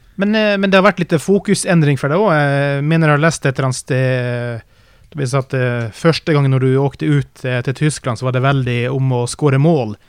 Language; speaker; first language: Norwegian; native; Norwegian